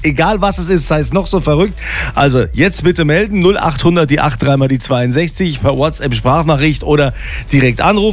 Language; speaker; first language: German; native; German